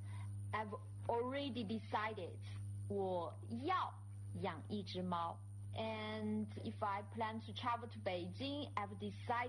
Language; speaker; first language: English; non-native, fluent; Chinese